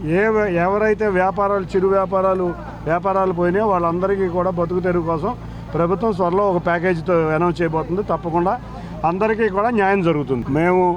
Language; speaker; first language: Telugu; native; Telugu